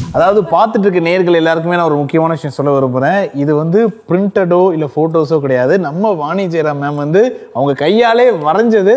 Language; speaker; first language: Tamil; native; Tamil